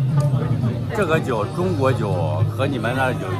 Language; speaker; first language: Chinese; native; Chinese